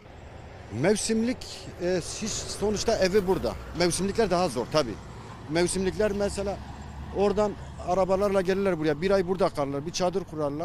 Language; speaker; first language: Turkish; native; Turkish